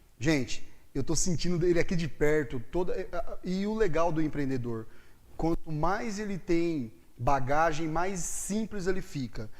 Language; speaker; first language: Portuguese; native; Portuguese